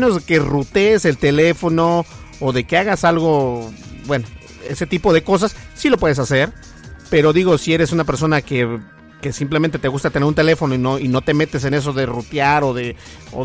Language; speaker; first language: Spanish; native; Spanish